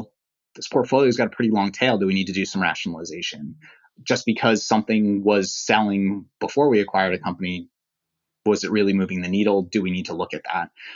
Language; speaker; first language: English; native; English